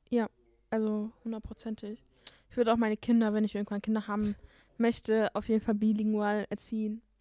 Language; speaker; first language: German; native; German